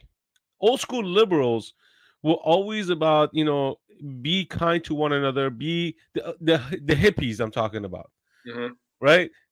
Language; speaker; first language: English; non-native, fluent; Persian